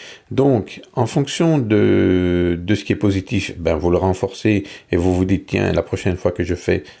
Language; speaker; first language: French; native; French